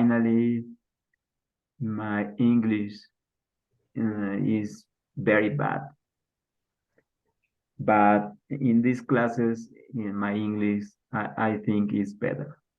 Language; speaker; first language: English; non-native, learner; Spanish